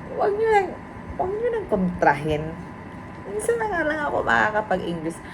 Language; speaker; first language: Filipino; non-native, local second language; Cebuano